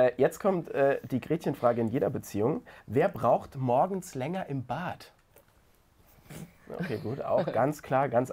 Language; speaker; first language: German; native; German